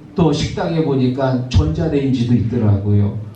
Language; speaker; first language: Korean; native; Korean